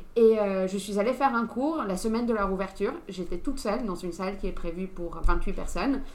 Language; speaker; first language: French; non-native, fluent; English